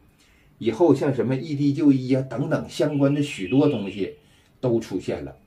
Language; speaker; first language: Chinese; native; Chinese